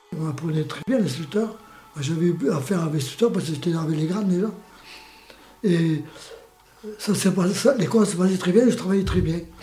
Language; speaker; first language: French; early bilingual, other home language; Spanish